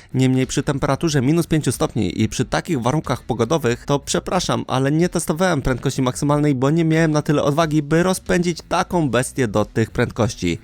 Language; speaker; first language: Polish; native; Polish